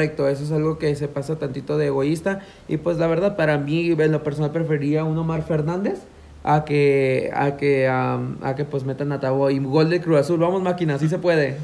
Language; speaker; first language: Spanish; native; Spanish